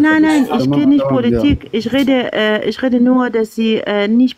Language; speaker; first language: German; non-native, learner; Arabic